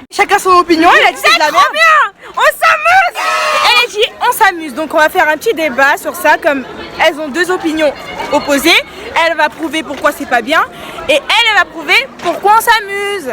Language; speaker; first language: French; native; French